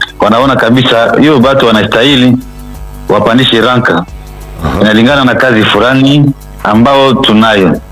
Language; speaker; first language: Swahili; non-native, local second language; Kinyarwanda